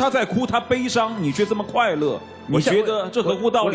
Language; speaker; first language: Chinese; native; Chinese